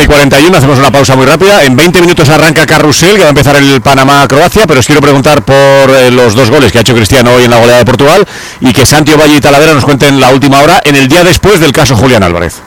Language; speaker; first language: Spanish; native; Spanish